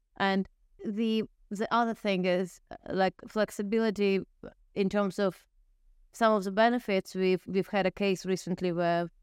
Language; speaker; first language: English; non-native, fluent; Ukrainian